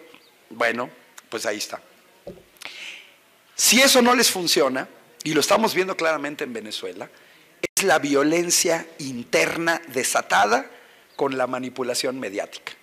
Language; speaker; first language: Spanish; native; Spanish